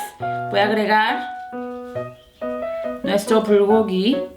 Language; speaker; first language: Spanish; non-native, fluent; Korean